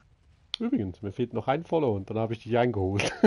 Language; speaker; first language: German; native; German